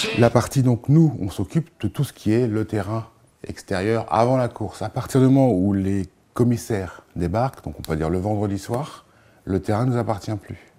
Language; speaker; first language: French; native; French